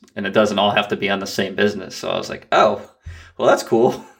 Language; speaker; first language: English; native; English